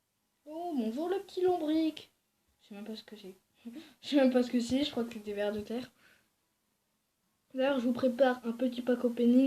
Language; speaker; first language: French; native; French